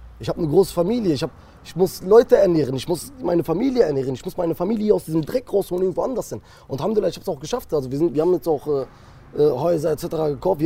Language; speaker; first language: German; early bilingual, other home language; Kurdish